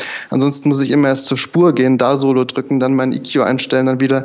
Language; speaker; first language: German; native; German